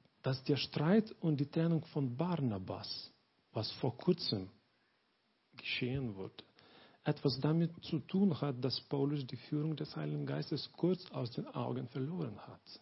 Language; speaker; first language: German; non-native, learner; Lithuanian